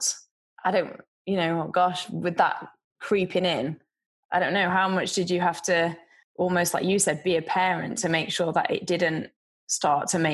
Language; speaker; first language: English; native; English